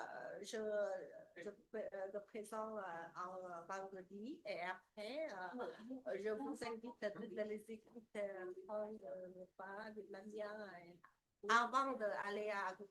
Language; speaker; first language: French; non-native, learner; Vietnamese